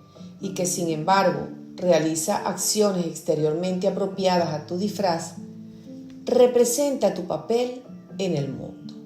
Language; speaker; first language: Spanish; native; Spanish